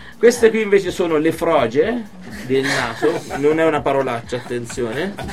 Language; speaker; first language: Italian; native; Italian